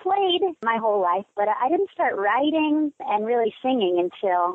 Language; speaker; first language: English; native; English